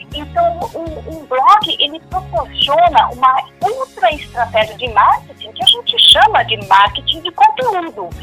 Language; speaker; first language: Portuguese; non-native, local second language; German